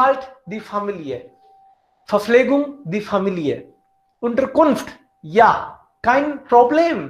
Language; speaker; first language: German; non-native, fluent; Hindi